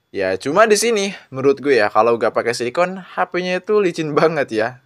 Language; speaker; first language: Indonesian; non-native, local second language; Sundanese